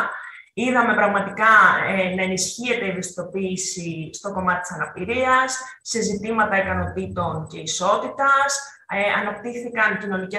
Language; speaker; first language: Greek; native; Greek